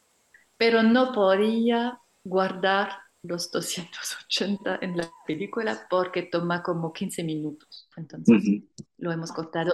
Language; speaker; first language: Spanish; non-native, fluent; French